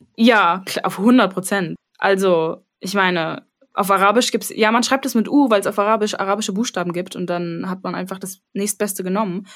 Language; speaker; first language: German; early bilingual, other home language; Armenian